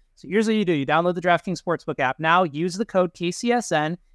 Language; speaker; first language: English; native; English